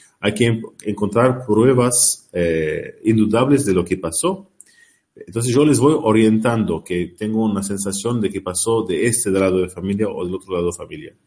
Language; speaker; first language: Spanish; non-native, learner; Arabic